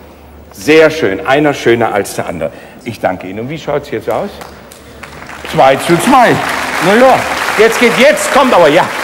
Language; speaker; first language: German; native; German